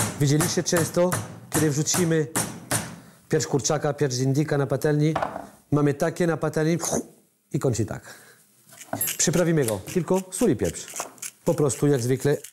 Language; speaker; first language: Polish; non-native, learner; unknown